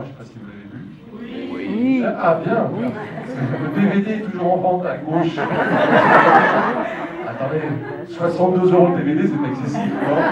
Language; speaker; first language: French; native; French